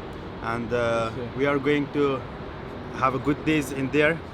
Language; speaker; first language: English; non-native, learner; Persian